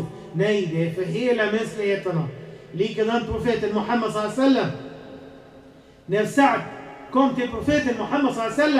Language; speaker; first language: Swedish; non-native, fluent; Arabic